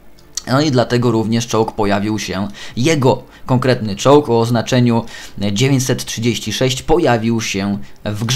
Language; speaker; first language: Polish; native; Polish